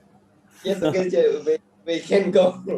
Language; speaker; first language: English; non-native, learner; Khmer